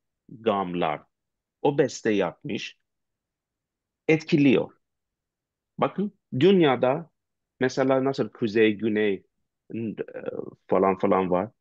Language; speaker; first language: Turkish; non-native, learner; Persian